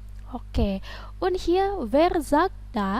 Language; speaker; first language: German; non-native, fluent; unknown